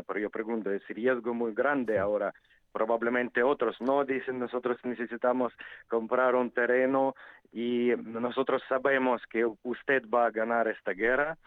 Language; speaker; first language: Spanish; non-native, fluent; Ukrainian